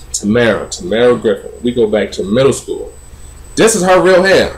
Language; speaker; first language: English; native; English